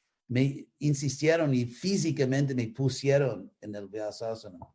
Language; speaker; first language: Spanish; non-native, fluent; English